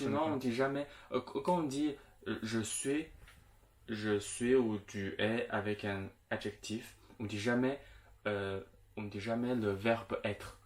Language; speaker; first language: French; non-native, fluent; Chinese